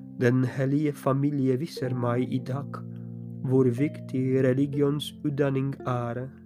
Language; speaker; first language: Norwegian; non-native, fluent; Polish